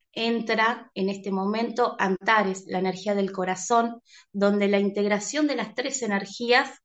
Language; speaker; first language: Spanish; native; Spanish